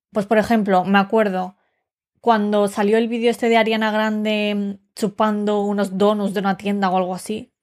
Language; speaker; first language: Spanish; early bilingual, other home language; Romanian